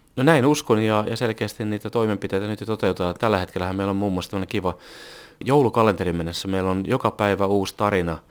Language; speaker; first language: Finnish; native; Finnish